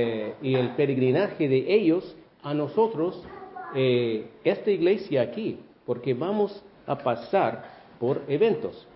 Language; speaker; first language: Spanish; non-native, fluent; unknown